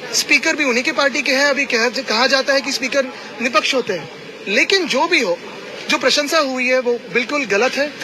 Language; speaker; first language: Hindi; non-native, local second language; Marathi